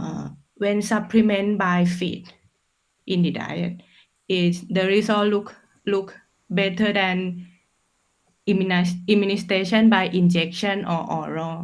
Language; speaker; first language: English; non-native, fluent; Thai